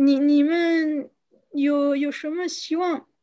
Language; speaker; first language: Chinese; non-native, fluent; French